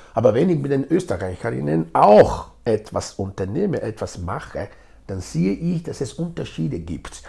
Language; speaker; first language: German; non-native, fluent; Bini